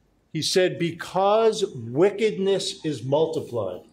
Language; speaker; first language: English; native; English